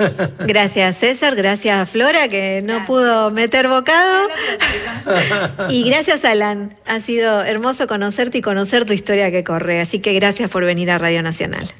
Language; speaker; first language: Spanish; native; Spanish